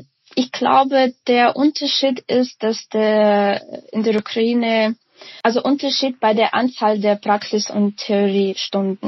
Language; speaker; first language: German; non-native, fluent; Ukrainian